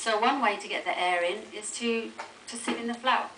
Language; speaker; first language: English; native; English